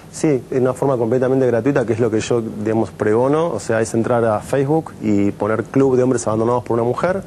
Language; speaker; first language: Spanish; native; Spanish